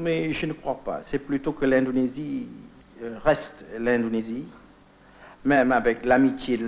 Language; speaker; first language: French; non-native, fluent; Indonesian